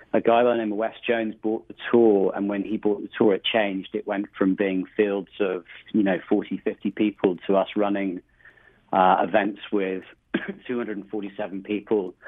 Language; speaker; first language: English; native; English